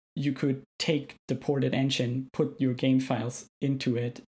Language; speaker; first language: English; non-native, fluent; German